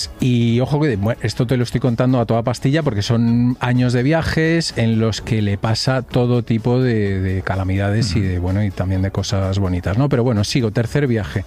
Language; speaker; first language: Spanish; native; Spanish